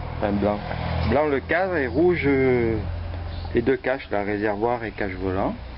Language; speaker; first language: French; native; French